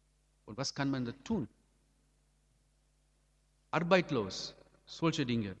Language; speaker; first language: German; non-native, learner; Amharic